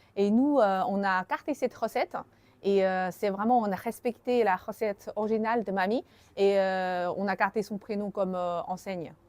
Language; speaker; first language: French; non-native, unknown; Chinese